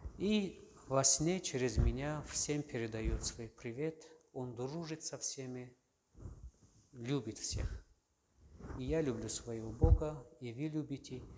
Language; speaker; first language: Russian; non-native, local second language; Tajik